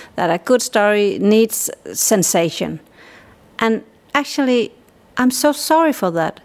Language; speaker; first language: English; non-native, fluent; Danish